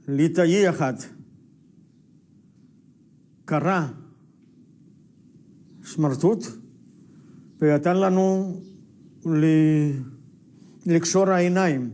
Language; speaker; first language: Hebrew; non-native, fluent; Yiddish